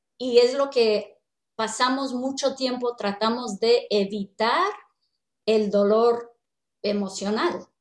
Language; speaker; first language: Spanish; non-native, fluent; English